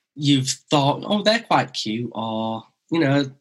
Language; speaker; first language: English; native; English